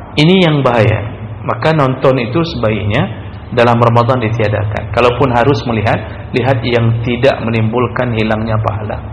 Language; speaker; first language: Malay; non-native, local second language; Achinese